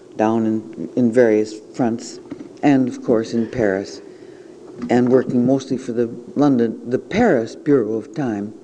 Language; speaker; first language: English; native; English